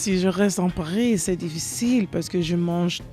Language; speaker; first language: French; non-native, learner; English